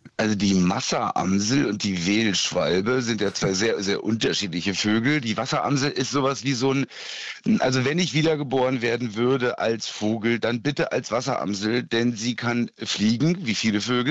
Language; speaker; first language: German; native; German